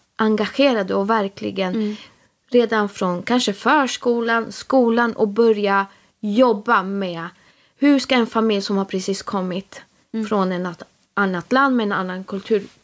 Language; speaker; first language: Swedish; early bilingual, other home language; Spanish